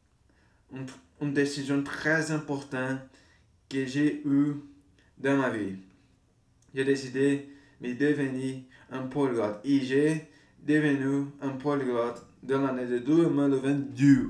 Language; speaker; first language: French; non-native, learner; Portuguese